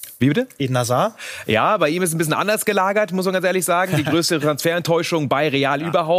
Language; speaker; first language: German; native; German